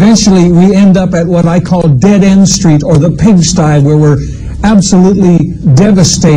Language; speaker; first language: English; native; English